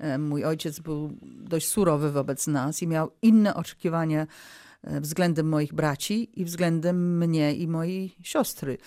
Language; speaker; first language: Polish; early bilingual, heritage; Polish